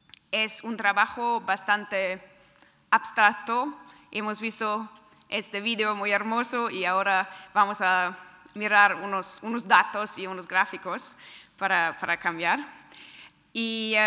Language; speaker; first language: Spanish; non-native, fluent; German